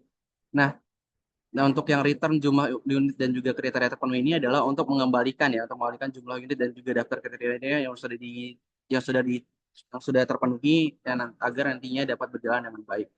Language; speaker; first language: Indonesian; native; Indonesian